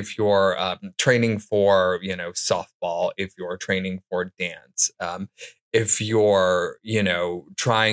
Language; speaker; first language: English; native; English